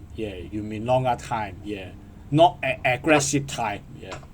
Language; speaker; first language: English; non-native, learner; Cantonese